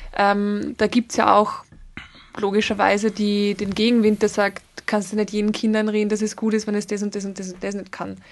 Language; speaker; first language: German; native; German